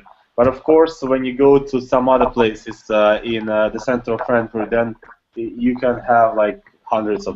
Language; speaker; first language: English; non-native, learner; Russian